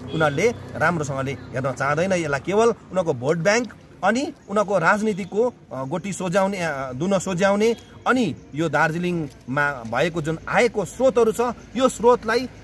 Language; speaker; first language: Nepali; native; Nepali